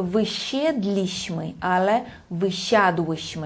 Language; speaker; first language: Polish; non-native, fluent; Ukrainian